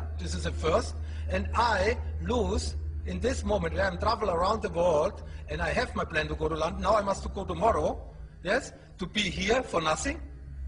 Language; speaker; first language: English; non-native, learner; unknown